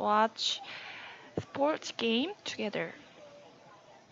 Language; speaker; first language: English; non-native, learner; Korean